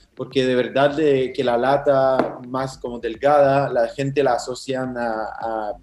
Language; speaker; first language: Spanish; non-native, fluent; English